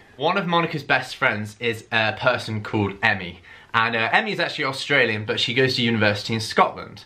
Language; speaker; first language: English; native; English